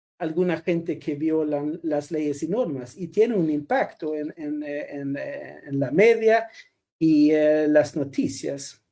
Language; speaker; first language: Spanish; non-native, fluent; Swedish